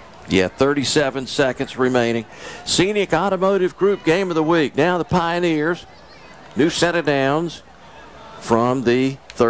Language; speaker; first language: English; native; English